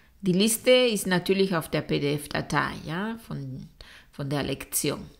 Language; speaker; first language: German; non-native, fluent; Spanish